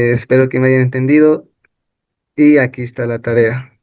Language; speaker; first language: Spanish; non-native, local second language; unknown